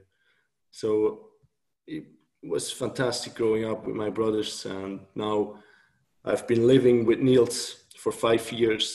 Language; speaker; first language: English; non-native, fluent; Swiss German